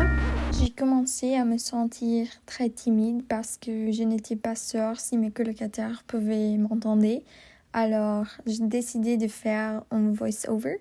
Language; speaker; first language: French; non-native, learner; English